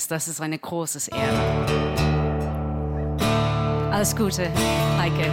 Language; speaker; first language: German; non-native, learner; Swedish